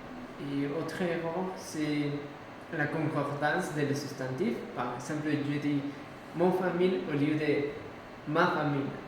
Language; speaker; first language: French; non-native, learner; Spanish